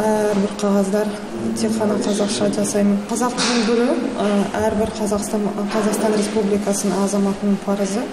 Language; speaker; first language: Kazakh; non-native, local second language; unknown